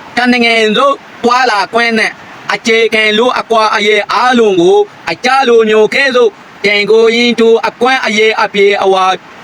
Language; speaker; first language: Burmese; non-native, local second language; Rohingya